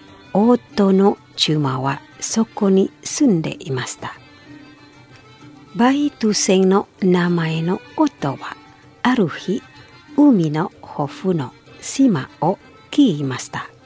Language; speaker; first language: Japanese; non-native, fluent; Indonesian